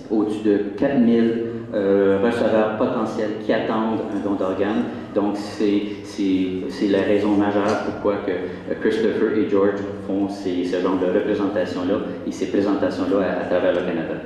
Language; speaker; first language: French; native; French